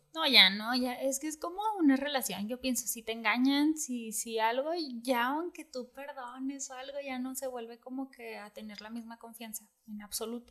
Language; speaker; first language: Spanish; native; Spanish